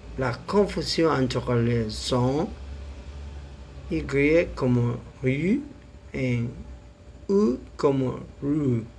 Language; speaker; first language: French; non-native, learner; Spanish